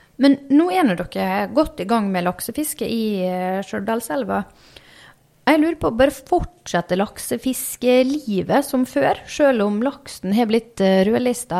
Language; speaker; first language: Norwegian; native; Norwegian